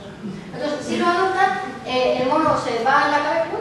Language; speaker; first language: Spanish; native; Spanish